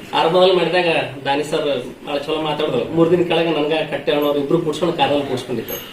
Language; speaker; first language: Kannada; native; Kannada